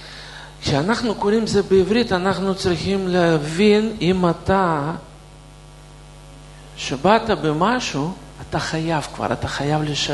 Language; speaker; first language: Hebrew; non-native, fluent; Russian